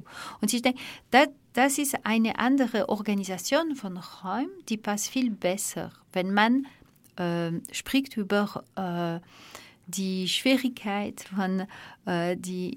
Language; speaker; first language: German; non-native, fluent; French